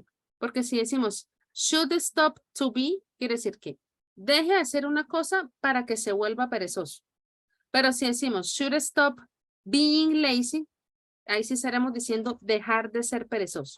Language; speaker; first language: Spanish; native; Spanish